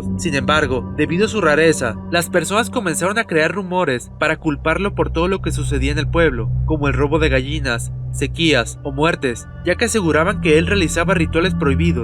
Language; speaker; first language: Spanish; native; Spanish